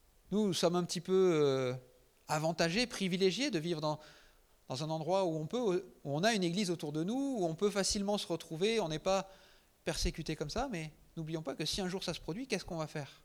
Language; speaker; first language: French; native; French